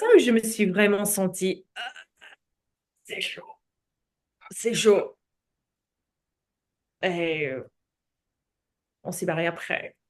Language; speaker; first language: French; non-native, fluent; English